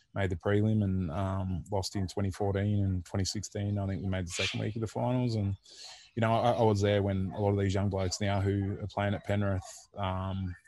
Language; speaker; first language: English; native; English